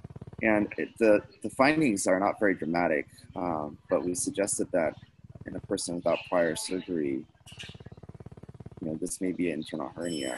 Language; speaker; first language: English; native; English